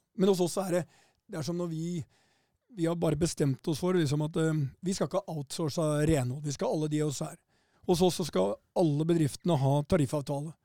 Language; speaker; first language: Norwegian; native; Norwegian